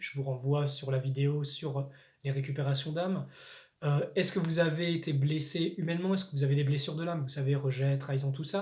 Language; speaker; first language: French; native; French